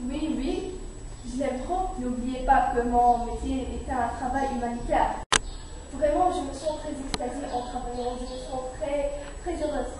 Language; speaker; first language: French; non-native, fluent; Arabic